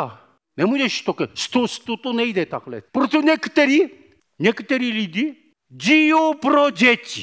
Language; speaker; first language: Czech; non-native, fluent; Korean